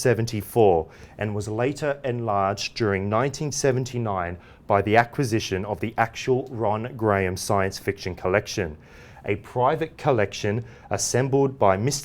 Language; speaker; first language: English; native; English